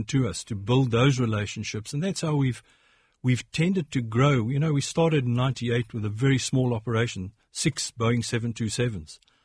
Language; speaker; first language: English; native; English